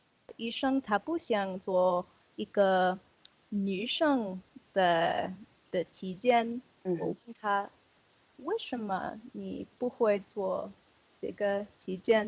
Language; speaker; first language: Chinese; non-native, learner; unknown